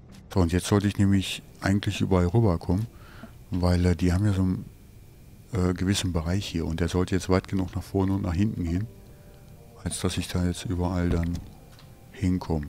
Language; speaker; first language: German; native; German